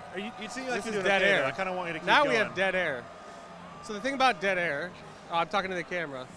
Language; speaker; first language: English; native; English